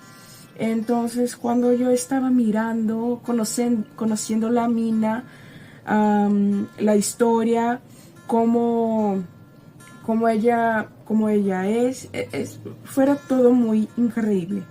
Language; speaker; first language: Spanish; non-native, learner; Portuguese